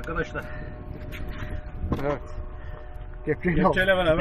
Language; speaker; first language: Turkish; native; Turkish